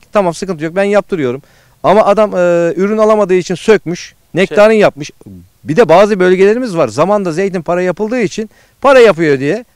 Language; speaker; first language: Turkish; native; Turkish